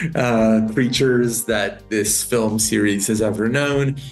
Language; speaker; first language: English; native; English